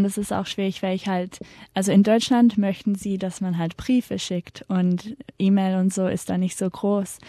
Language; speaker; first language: German; early bilingual, heritage; German